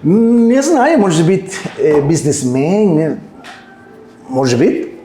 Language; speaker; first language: Russian; non-native, learner; Spanish